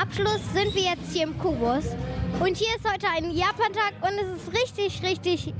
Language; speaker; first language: German; native; German